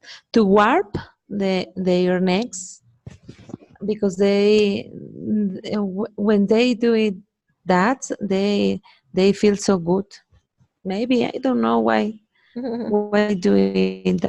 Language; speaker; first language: English; non-native, learner; Spanish